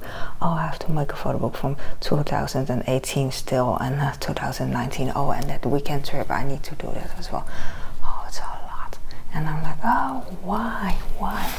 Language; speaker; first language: English; non-native, fluent; Dutch